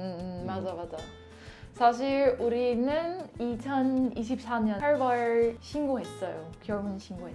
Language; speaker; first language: Korean; non-native, learner; Dutch